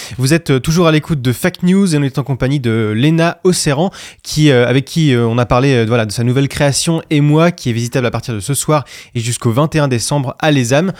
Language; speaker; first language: French; native; French